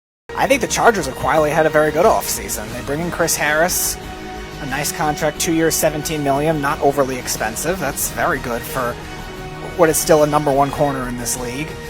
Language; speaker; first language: English; native; English